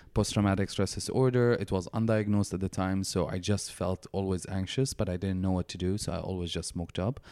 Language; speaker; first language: English; non-native, fluent; Arabic